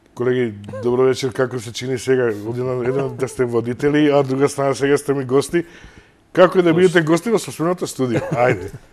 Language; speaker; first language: Macedonian; native; Macedonian